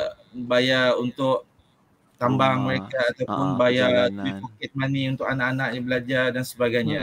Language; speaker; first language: Malay; native; Malay